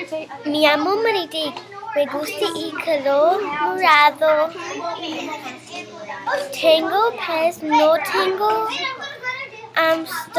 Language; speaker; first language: Spanish; non-native, learner; English